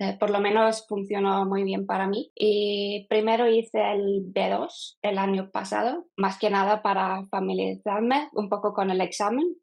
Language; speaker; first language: Spanish; non-native, fluent; Norwegian